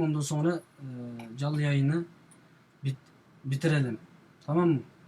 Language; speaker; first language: Turkish; non-native, fluent; Uyghur